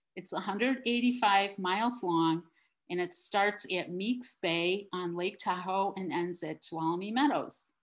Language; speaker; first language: English; native; English